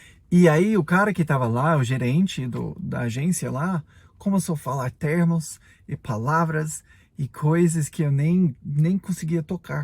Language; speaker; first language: Portuguese; non-native, fluent; English